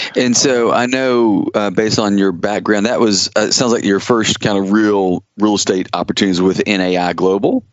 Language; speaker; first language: English; native; English